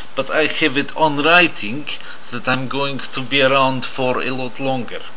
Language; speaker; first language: English; native; English